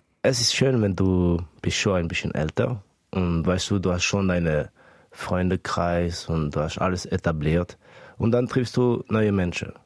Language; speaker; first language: German; early bilingual, other home language; Estonian